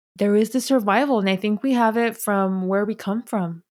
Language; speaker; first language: English; early bilingual, other home language; Spanish